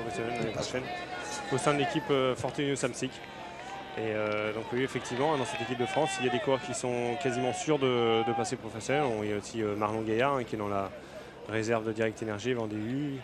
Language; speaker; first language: French; native; French